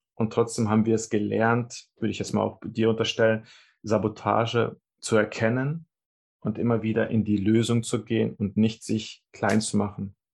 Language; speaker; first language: German; early bilingual, other home language; Russian